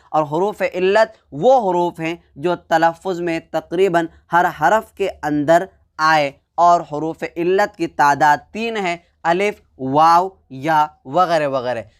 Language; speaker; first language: Hindi; native; Hindi